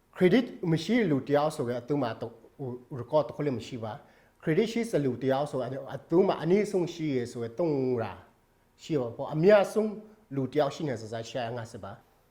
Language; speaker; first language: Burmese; native; Burmese